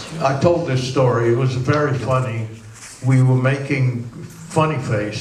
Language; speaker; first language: English; native; English